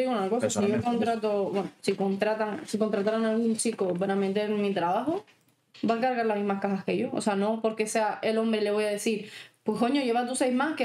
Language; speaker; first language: Spanish; native; Spanish